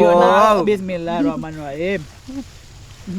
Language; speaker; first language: Indonesian; native; Indonesian